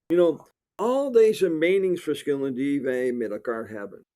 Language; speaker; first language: Dutch; non-native, fluent; English